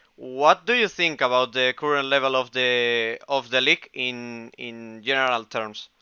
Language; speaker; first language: English; non-native, fluent; Spanish